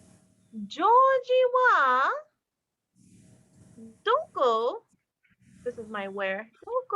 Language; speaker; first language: Japanese; non-native, fluent; English